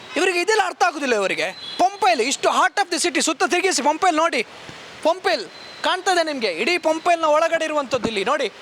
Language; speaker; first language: Kannada; native; Kannada